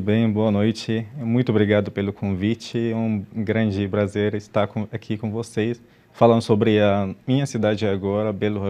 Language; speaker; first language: Portuguese; non-native, fluent; Arabic